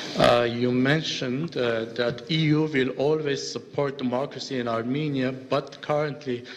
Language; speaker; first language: English; non-native, fluent; Armenian